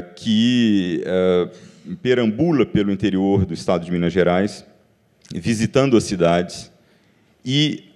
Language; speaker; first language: Portuguese; native; Portuguese